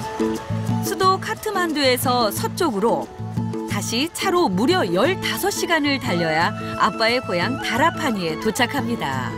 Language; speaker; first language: Korean; native; Korean